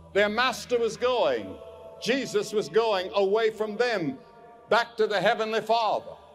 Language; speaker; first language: English; native; English